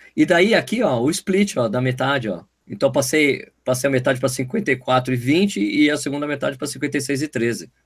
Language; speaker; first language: Portuguese; native; Portuguese